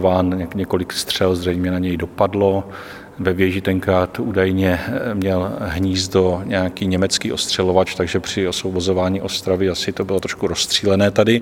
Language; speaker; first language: Czech; native; Czech